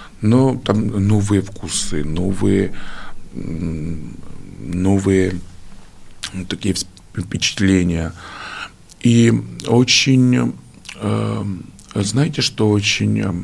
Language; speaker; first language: Russian; non-native, fluent; Georgian